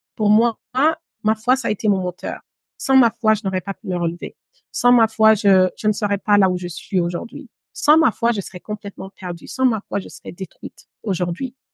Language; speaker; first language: French; native; French